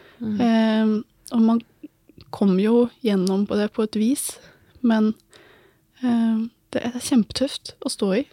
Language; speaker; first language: Norwegian; native; Norwegian